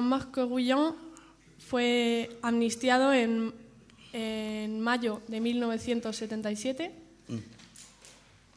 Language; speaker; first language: Spanish; native; Spanish